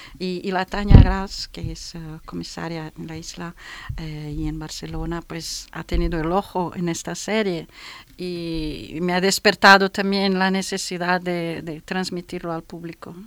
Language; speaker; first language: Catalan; non-native, learner; Portuguese